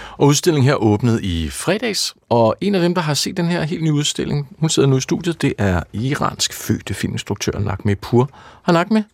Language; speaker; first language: Danish; native; Danish